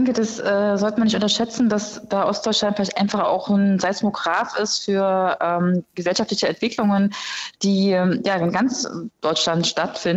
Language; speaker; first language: German; native; German